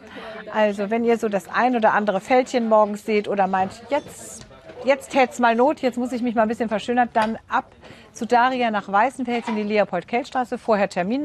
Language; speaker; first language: German; native; German